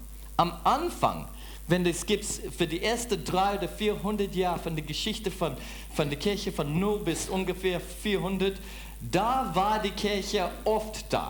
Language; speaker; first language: German; non-native, fluent; English